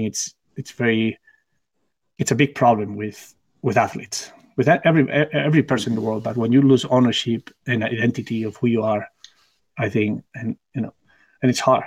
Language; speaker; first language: English; non-native, fluent; Spanish